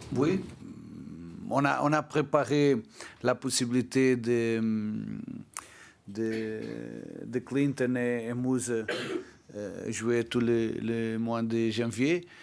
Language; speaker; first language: French; non-native, fluent; Portuguese